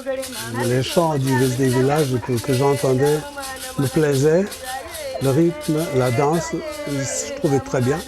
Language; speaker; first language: French; non-native, fluent; German